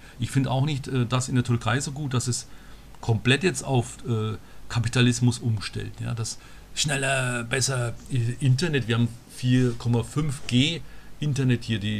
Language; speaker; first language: German; early bilingual, other home language; Turkish